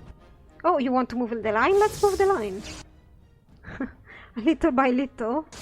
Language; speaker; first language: English; non-native, fluent; Italian